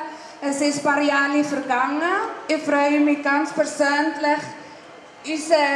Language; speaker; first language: German; native; German